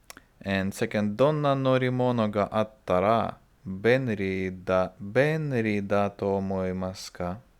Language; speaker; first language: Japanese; non-native, learner; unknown